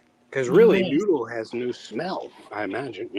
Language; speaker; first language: English; native; English